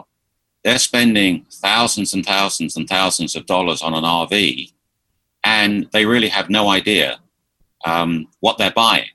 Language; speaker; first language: English; native; English